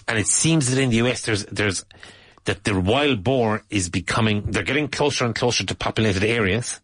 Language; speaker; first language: English; native; English